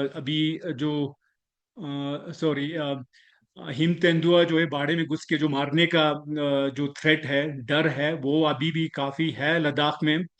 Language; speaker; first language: Hindi; non-native, local second language; Ladakhi